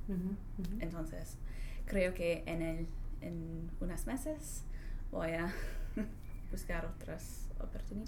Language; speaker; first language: Spanish; non-native, learner; English